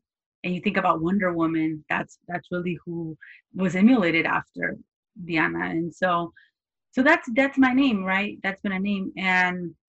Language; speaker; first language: English; native; English